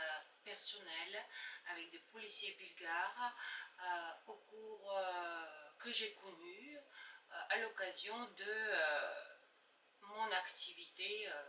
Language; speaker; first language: French; non-native, fluent; Bulgarian